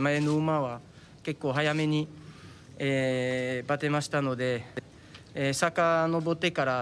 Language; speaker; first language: Japanese; non-native, fluent; French